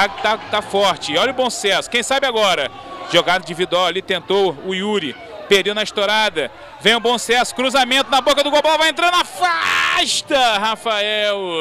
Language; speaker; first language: Portuguese; native; Portuguese